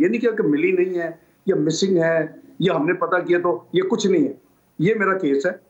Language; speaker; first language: Urdu; non-native, local second language; Punjabi